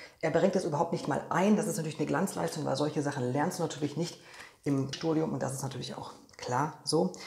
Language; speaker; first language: German; non-native, fluent; Polish